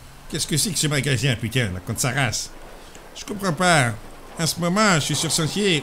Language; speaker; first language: French; native; French